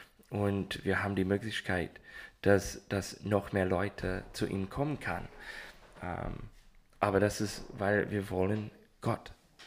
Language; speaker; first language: German; non-native, learner; English